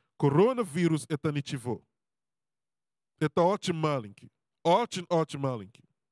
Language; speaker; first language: Russian; non-native, learner; English